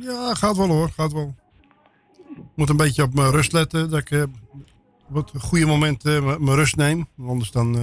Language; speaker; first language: Dutch; native; Dutch